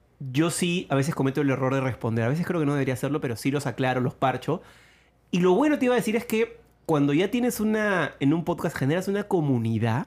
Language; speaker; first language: Spanish; native; Spanish